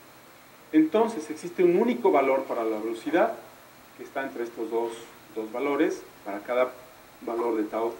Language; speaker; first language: Spanish; native; Spanish